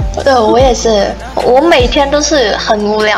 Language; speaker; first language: Chinese; non-native, fluent; Vietnamese